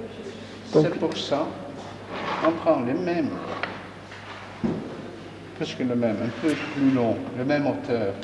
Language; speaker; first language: French; non-native, fluent; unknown